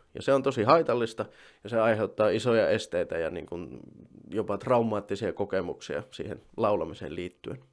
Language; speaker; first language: Finnish; native; Finnish